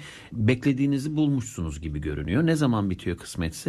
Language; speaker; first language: Turkish; native; Turkish